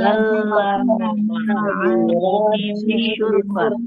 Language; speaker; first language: Arabic; non-native, learner; Indonesian